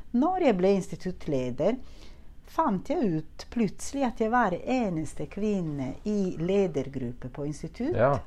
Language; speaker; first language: Norwegian; non-native, fluent; Italian